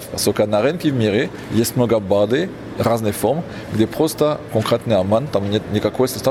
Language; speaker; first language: Russian; non-native, fluent; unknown